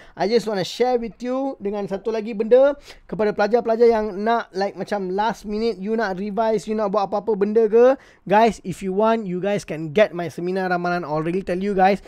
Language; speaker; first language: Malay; non-native, local second language; Tamil